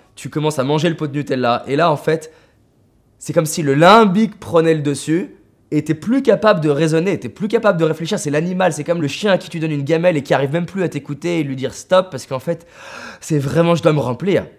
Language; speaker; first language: French; native; French